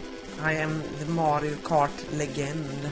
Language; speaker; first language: English; non-native, learner; Swedish